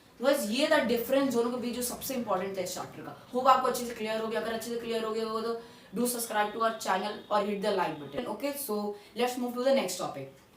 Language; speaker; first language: Hindi; native; Hindi